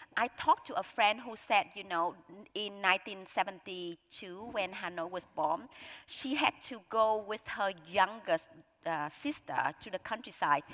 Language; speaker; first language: English; non-native, fluent; Vietnamese